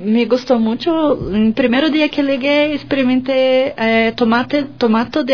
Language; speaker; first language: Spanish; non-native, learner; Portuguese